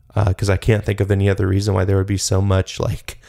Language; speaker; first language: English; native; English